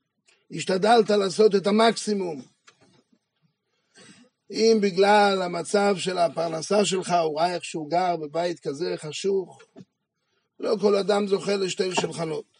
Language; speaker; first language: Hebrew; non-native, fluent; French